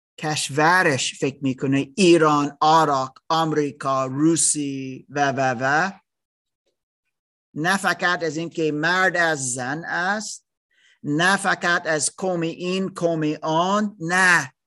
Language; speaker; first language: Persian; non-native, learner; English